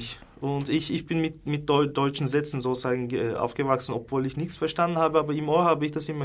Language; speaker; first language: German; non-native, fluent; Turkish